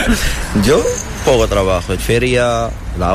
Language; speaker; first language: Spanish; non-native, learner; Arabic